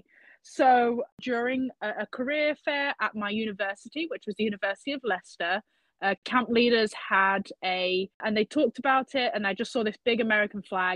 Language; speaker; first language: English; native; English